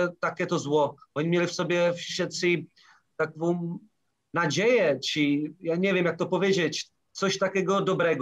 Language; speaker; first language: Polish; non-native, learner; Czech